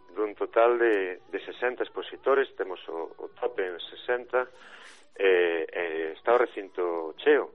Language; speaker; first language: Galician; native; Galician